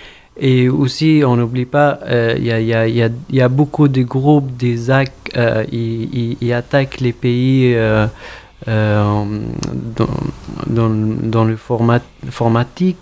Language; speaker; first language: French; non-native, fluent; Arabic